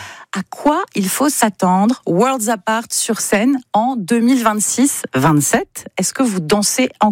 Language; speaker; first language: French; native; French